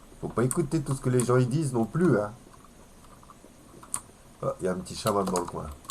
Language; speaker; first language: French; native; French